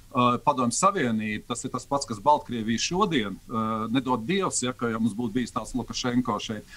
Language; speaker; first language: Latvian; native; Latvian